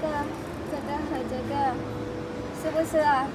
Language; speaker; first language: Chinese; non-native, learner; Lao